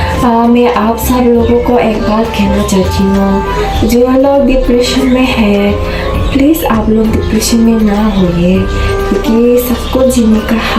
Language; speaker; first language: Hindi; non-native, local second language; Kok Borok